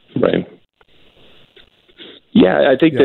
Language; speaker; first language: English; native; English